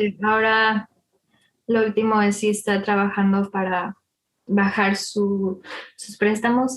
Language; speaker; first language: Spanish; early bilingual, heritage; Spanish